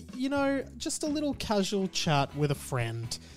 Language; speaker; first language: English; native; English